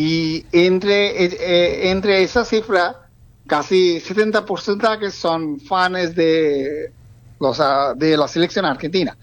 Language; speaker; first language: Spanish; non-native, fluent; Bangla